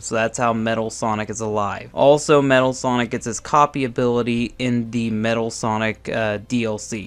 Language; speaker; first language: English; native; English